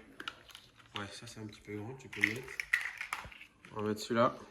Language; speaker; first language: French; native; French